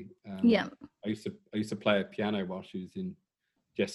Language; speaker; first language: English; native; English